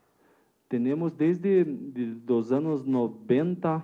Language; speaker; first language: Spanish; non-native, learner; Portuguese